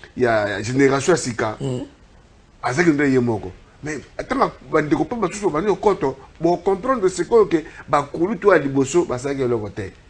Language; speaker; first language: Lingala; non-native, local second language; Mongo